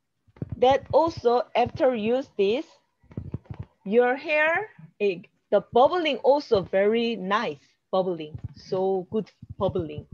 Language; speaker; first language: English; non-native, learner; Korean